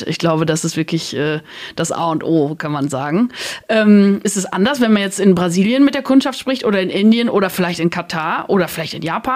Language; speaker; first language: German; native; German